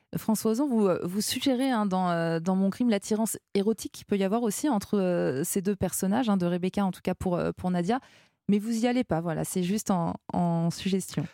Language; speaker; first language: French; native; French